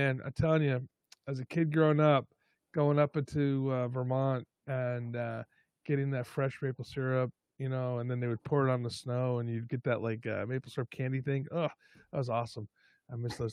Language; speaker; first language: English; native; English